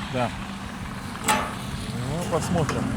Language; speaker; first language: Russian; non-native, learner; Lithuanian